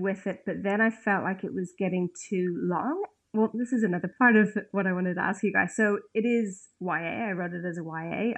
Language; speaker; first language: English; native; English